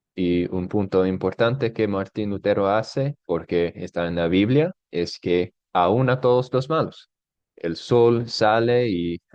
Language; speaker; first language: Spanish; non-native, fluent; English